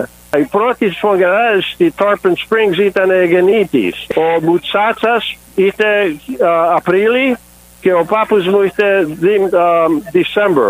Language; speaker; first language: Greek; early bilingual, heritage; English